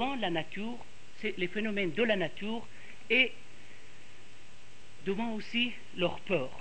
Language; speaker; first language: French; non-native, fluent; Persian